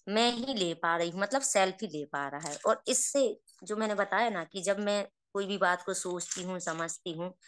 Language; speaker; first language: Hindi; native; Hindi